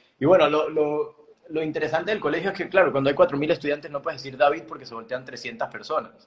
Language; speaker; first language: Spanish; native; Spanish